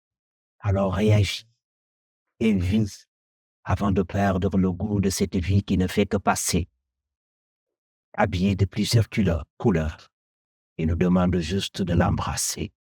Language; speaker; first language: French; non-native, local second language; Wolof